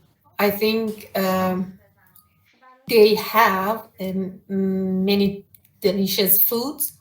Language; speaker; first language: English; non-native, learner; Persian